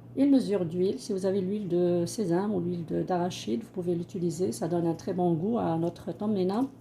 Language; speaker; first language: French; non-native, local second language; Arabic